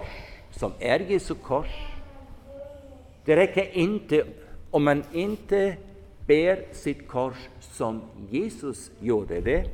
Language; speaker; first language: Swedish; non-native, fluent; German